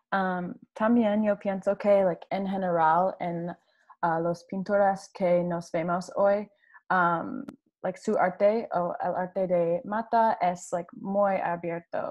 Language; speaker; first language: Spanish; non-native, learner; English